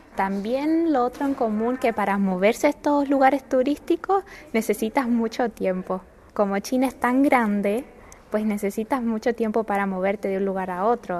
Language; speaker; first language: Spanish; native; Spanish